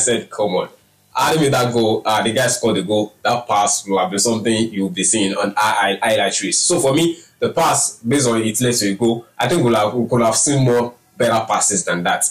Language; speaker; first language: English; non-native, local second language; Yoruba